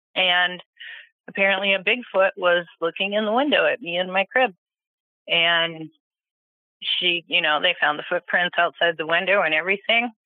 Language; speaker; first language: English; native; English